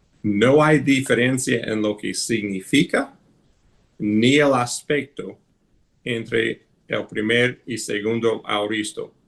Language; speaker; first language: Spanish; non-native, fluent; English